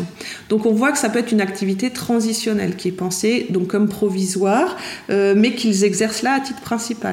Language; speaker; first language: French; native; French